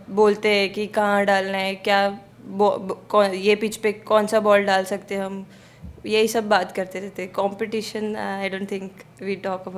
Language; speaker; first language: Hindi; native; Hindi